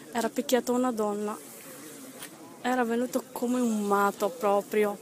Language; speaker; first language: Italian; non-native, fluent; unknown